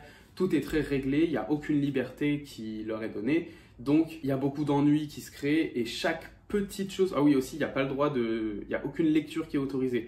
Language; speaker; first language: French; native; French